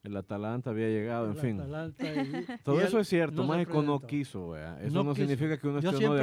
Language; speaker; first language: Spanish; native; Spanish